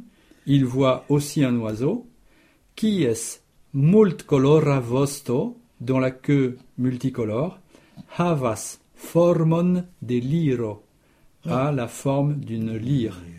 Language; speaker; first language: French; native; French